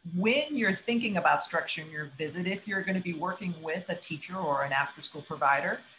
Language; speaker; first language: English; native; English